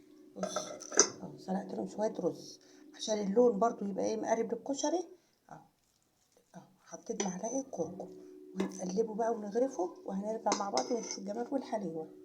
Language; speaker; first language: Arabic; native; Arabic